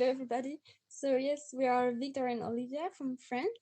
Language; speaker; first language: English; non-native, fluent; French